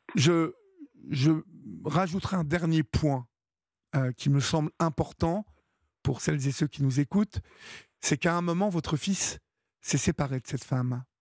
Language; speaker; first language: French; native; French